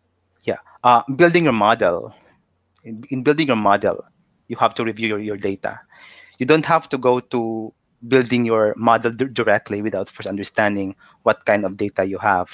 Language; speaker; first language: English; non-native, local second language; Cebuano